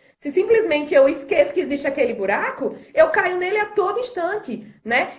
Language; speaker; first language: Portuguese; native; Portuguese